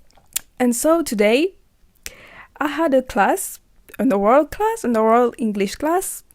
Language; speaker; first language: English; non-native, learner; French